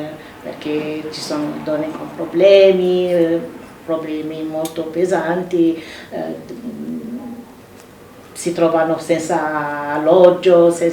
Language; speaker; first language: Italian; non-native, fluent; Arabic